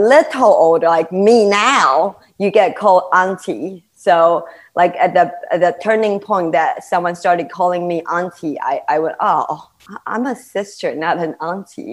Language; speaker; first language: English; non-native, fluent; Chinese